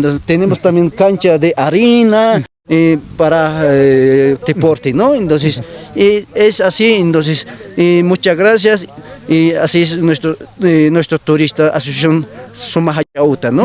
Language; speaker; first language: Spanish; non-native, local second language; Aymara